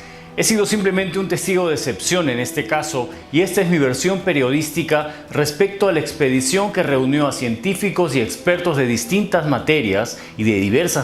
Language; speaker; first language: Spanish; native; Spanish